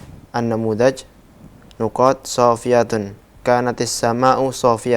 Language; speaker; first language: Arabic; non-native, learner; Indonesian